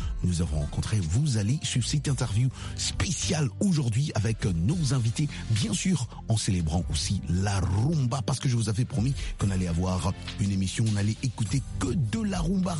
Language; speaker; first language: French; non-native, local second language; Lingala